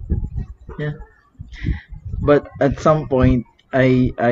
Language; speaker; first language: English; non-native, learner; Filipino